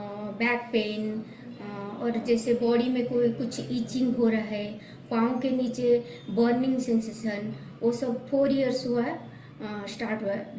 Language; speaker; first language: Hindi; non-native, local second language; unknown